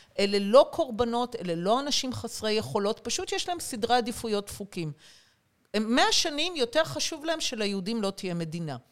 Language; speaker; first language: Hebrew; native; Hebrew